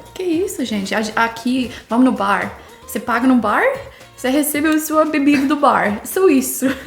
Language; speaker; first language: Portuguese; non-native, fluent; English